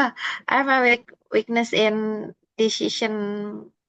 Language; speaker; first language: English; non-native, learner; Indonesian